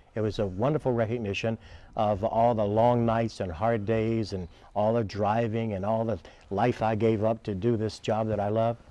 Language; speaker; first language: English; native; English